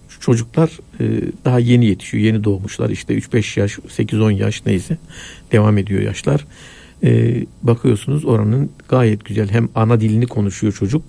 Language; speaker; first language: Turkish; native; Turkish